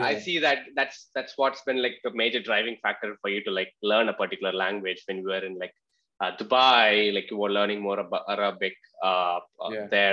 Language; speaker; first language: English; non-native, local second language; Malayalam